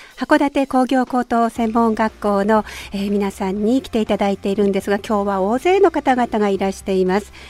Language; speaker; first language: Japanese; native; Japanese